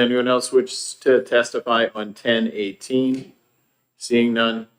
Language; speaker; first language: English; native; English